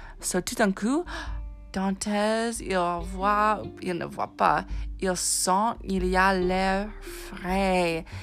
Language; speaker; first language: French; non-native, fluent; English